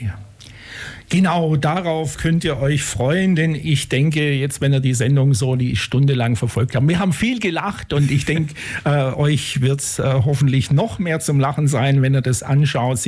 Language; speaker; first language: German; native; German